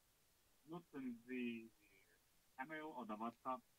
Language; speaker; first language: German; non-native, learner; Russian